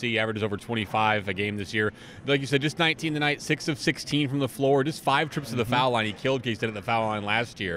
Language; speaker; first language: English; native; English